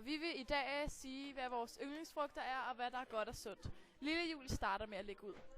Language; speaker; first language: Danish; native; Danish